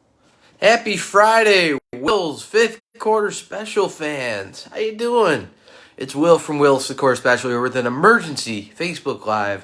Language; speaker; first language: English; native; English